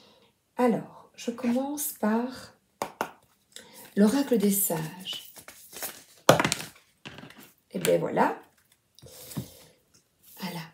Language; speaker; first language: French; native; French